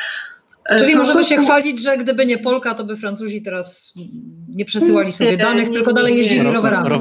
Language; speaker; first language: Polish; native; Polish